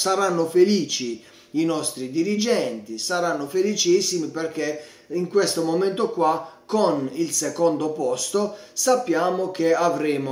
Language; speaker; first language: Italian; native; Italian